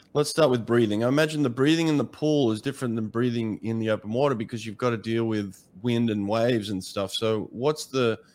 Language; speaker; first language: English; native; English